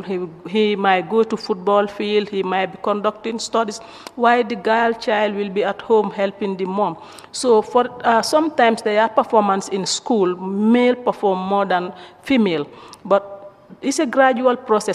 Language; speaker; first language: English; non-native, local second language; Mandingo